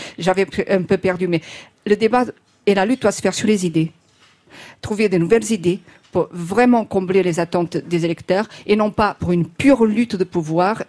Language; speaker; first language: French; non-native, fluent; Portuguese